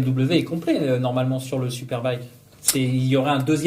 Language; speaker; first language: French; native; French